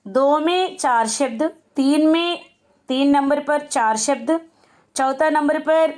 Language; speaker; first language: Hindi; non-native, local second language; Telugu